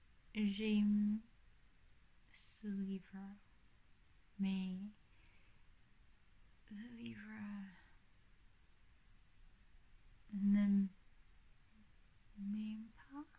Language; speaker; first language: French; non-native, learner; English